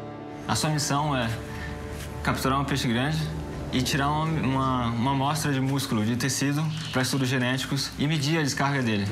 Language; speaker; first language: Portuguese; native; Portuguese